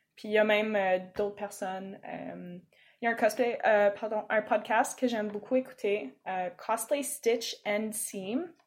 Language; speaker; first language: French; native; French